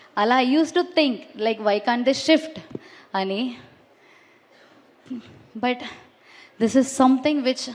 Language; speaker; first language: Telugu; non-native, learner; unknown